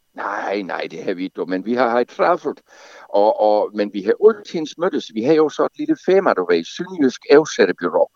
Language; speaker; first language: Danish; native; Danish